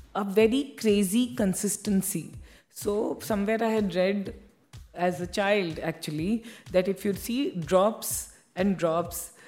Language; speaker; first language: English; non-native, local second language; Hindi